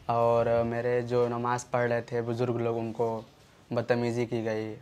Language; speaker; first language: Hindi; native; Hindi